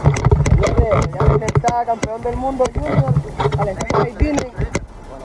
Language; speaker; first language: Spanish; native; Spanish